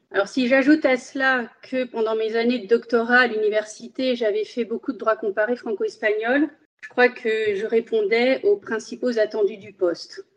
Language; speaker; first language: French; early bilingual, other home language; Spanish